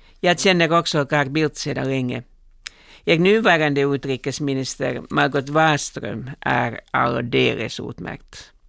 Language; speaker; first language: Swedish; non-native, local second language; Finnish